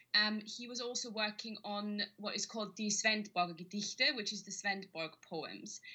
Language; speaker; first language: English; non-native, fluent; German